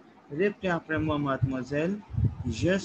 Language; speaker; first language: French; non-native, fluent; Hindi